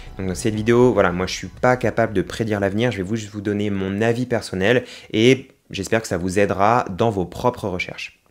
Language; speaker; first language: French; native; French